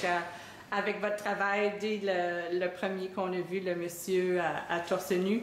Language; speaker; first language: French; native; French